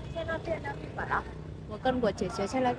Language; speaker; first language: Chinese; non-native, learner; Vietnamese